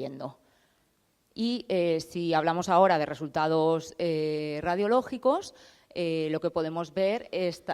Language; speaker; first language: Spanish; native; Spanish